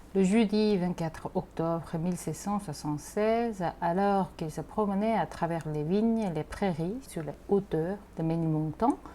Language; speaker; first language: French; non-native, fluent; Korean